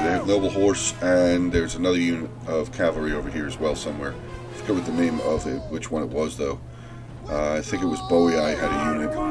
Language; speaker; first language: English; native; English